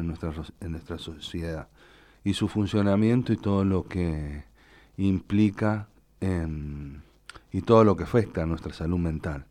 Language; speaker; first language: Spanish; native; Spanish